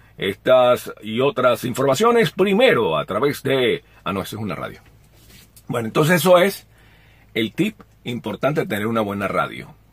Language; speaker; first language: Spanish; native; Spanish